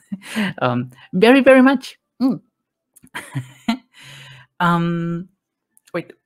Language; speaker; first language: English; non-native, fluent; German